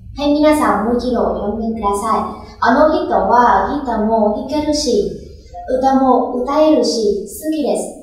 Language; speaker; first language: Japanese; non-native, fluent; Vietnamese